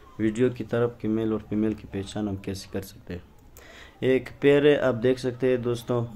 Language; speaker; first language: Urdu; non-native, local second language; Pashto